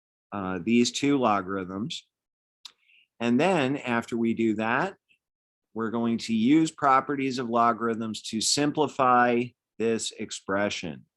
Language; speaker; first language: English; native; English